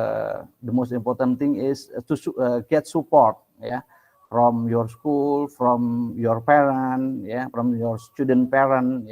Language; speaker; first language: English; non-native, local second language; Indonesian